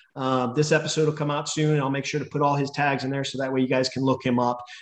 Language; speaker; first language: English; native; English